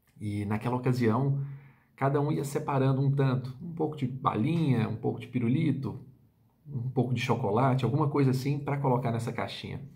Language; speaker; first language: Portuguese; native; Portuguese